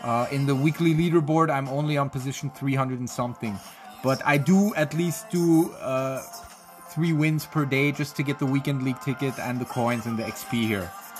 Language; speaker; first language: English; non-native, fluent; German